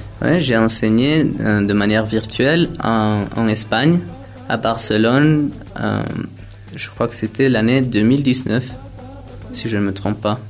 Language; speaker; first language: French; non-native, fluent; Spanish